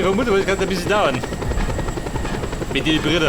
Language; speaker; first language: German; native; German